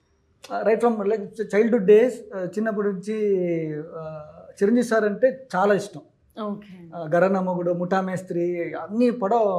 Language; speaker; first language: Telugu; non-native, local second language; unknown